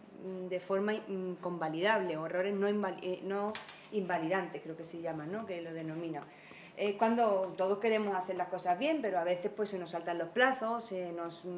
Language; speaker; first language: Spanish; native; Spanish